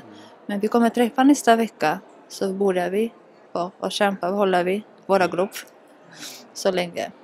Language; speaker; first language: Swedish; non-native, learner; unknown